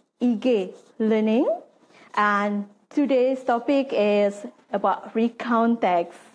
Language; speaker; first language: English; non-native, fluent; Indonesian